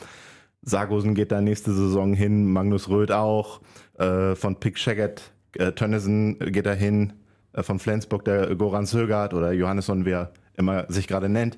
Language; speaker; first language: German; native; German